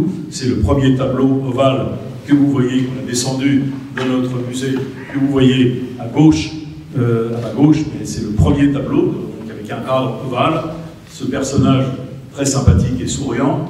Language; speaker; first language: French; native; French